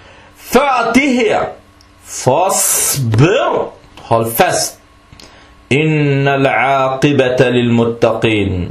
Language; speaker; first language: Danish; non-native, fluent; Arabic